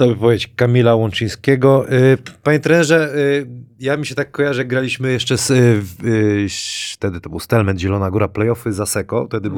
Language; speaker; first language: Polish; native; Polish